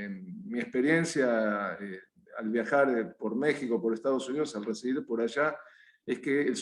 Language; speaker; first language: Spanish; native; Spanish